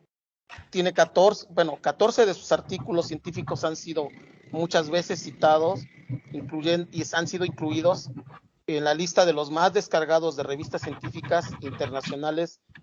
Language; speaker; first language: Spanish; native; Spanish